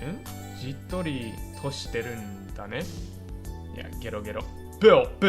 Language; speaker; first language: Japanese; non-native, fluent; English